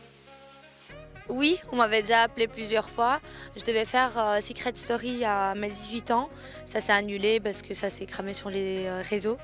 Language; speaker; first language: French; native; French